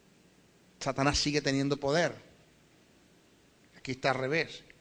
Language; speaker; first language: Spanish; native; Spanish